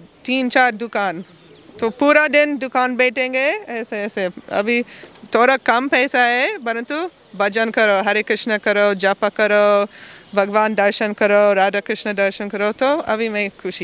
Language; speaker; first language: Hindi; non-native, learner; English